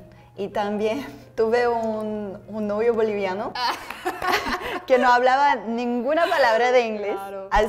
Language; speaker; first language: Spanish; non-native, fluent; Serbian